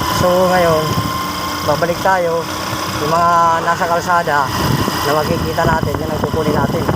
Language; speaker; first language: Filipino; non-native, local second language; Waray